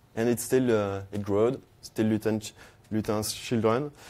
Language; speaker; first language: English; non-native, fluent; French